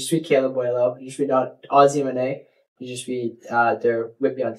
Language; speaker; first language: French; non-native, local second language; English